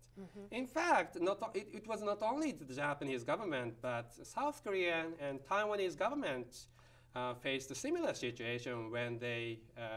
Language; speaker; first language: English; non-native, fluent; Japanese